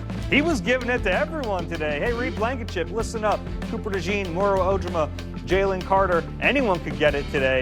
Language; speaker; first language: English; native; English